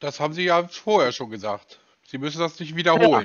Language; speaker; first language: German; native; German